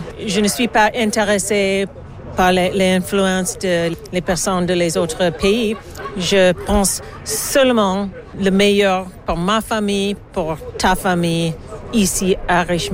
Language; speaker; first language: French; non-native, learner; English